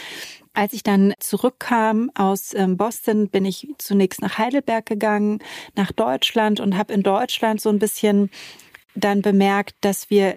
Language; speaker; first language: German; native; German